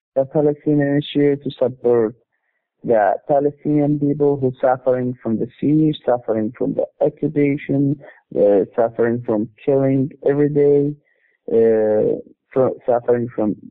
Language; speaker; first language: English; non-native, learner; Arabic